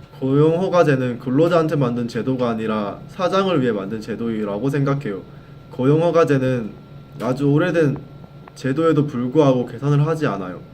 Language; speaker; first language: Korean; non-native, fluent; Thai